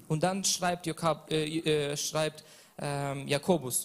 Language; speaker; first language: German; non-native, learner; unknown